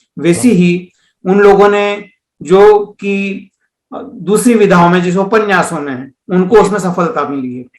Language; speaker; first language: Hindi; native; Hindi